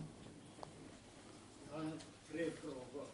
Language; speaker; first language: Swedish; non-native, learner; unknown